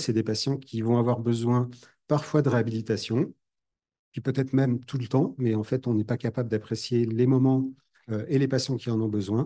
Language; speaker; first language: French; native; French